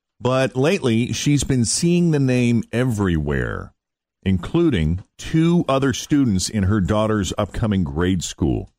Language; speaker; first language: English; native; English